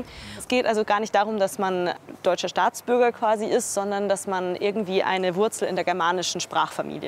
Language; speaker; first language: German; native; German